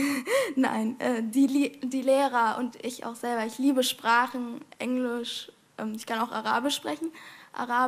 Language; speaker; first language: German; non-native, fluent; Arabic